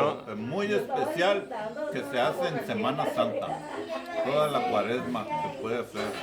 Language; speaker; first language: Spanish; native; Spanish